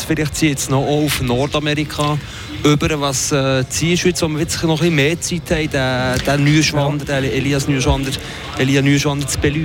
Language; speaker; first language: German; native; German